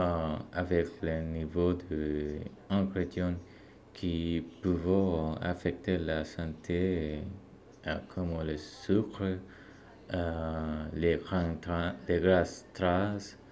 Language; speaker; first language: French; non-native, learner; Spanish